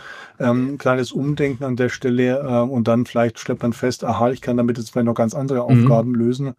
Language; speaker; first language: German; native; German